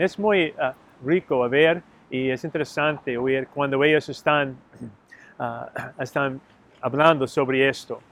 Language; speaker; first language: Spanish; non-native, learner; English